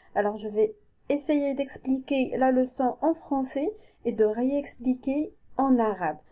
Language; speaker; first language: French; non-native, local second language; Arabic